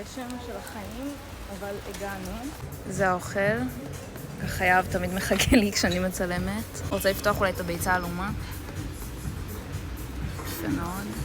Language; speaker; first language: Hebrew; native; Hebrew